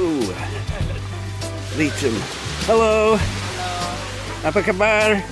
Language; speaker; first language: Indonesian; non-native, fluent; English